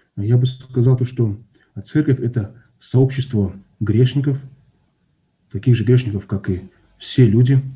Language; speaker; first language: Russian; non-native, local second language; Kazakh